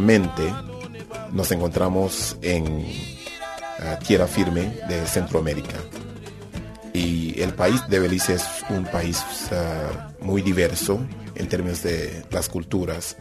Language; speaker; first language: Spanish; non-native, fluent; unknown